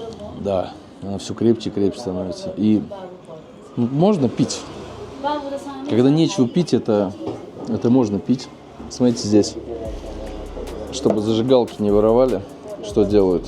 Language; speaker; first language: Russian; native; Russian